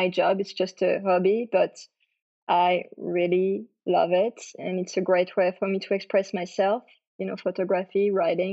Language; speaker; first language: English; non-native, fluent; French